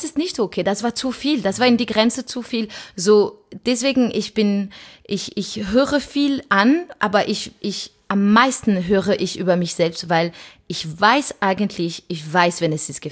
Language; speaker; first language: German; non-native, fluent; French